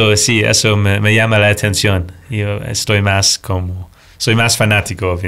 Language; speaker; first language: Spanish; non-native, fluent; English